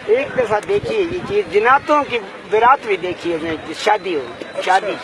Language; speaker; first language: Hindi; non-native, local second language; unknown